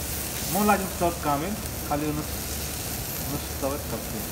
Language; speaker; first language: Arabic; non-native, learner; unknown